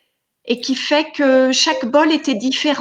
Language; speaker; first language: French; native; French